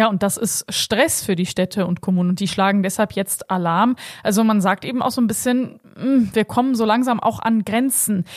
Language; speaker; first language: German; native; German